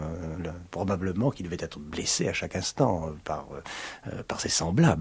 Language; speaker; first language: French; native; French